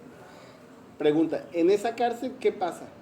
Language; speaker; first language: Spanish; native; Spanish